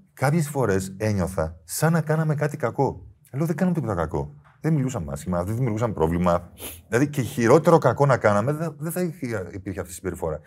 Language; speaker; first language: Greek; native; Greek